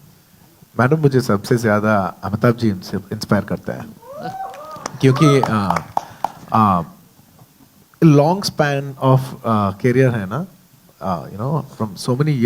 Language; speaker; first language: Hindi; non-native, local second language; Telugu